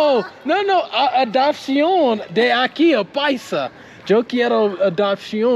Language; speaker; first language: Spanish; non-native, learner; English